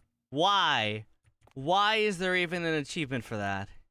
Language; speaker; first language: English; native; English